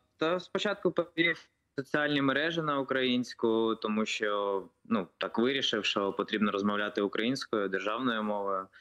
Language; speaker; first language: Ukrainian; non-native, local second language; Russian